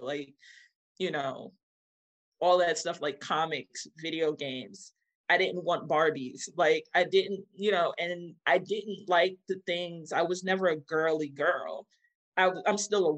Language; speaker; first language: English; native; English